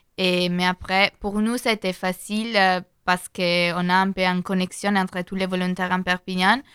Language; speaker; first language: French; non-native, learner; Italian